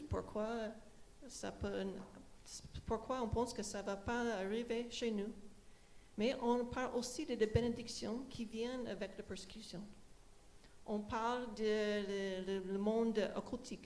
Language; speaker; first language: French; non-native, fluent; English